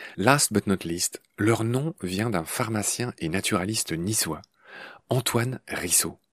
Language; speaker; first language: French; native; French